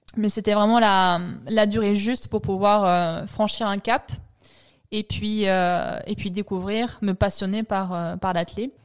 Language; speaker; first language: French; early bilingual, other home language; Italian